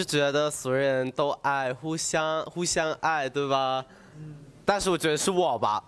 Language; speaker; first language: Chinese; non-native, learner; Thai